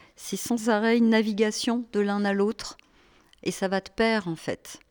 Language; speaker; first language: French; native; French